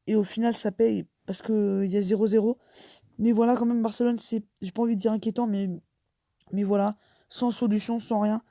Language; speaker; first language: French; native; French